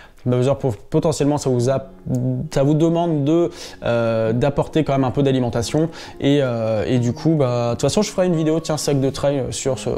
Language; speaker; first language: French; native; French